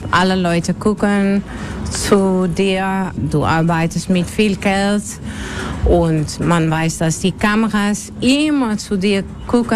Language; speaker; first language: German; non-native, learner; Dutch